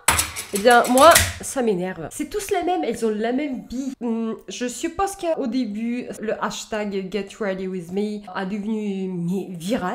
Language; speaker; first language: French; native; French